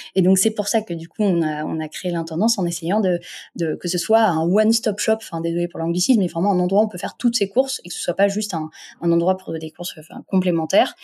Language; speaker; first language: French; non-native, local second language; Arabic